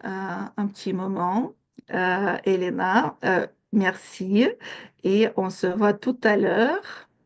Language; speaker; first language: French; non-native, fluent; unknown